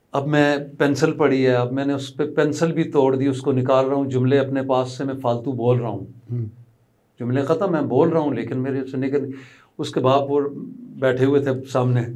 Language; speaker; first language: Urdu; non-native, local second language; Pahari-Potwari